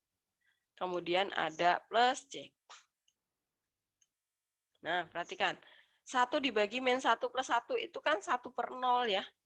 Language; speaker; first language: Indonesian; native; Indonesian